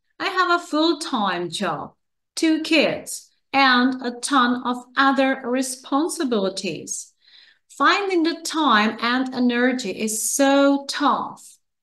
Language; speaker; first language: English; non-native, fluent; Czech